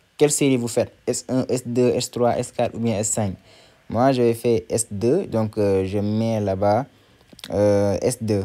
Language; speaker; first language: French; non-native, local second language; Wolof